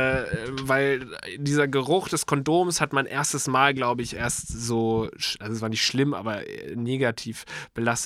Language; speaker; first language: German; native; German